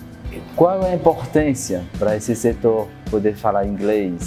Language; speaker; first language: Portuguese; non-native, fluent; French